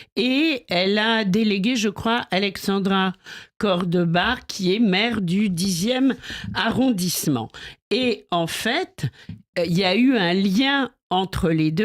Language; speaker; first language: French; native; French